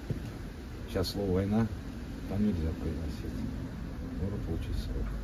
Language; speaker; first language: Russian; native; Russian